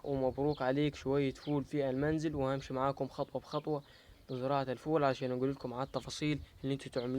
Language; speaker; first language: Arabic; native; Arabic